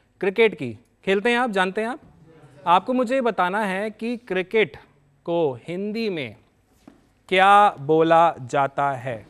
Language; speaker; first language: Hindi; native; Hindi